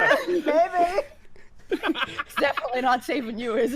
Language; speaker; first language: English; native; English